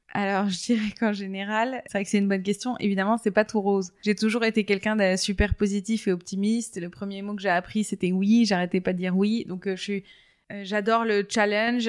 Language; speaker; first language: French; native; French